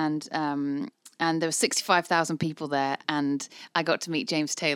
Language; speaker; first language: English; native; English